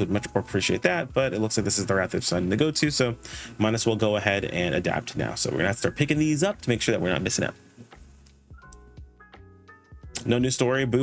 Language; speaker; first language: English; native; English